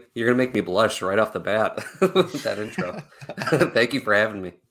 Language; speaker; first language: English; native; English